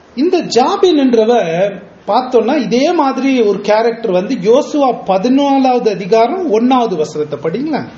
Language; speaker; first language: Tamil; native; Tamil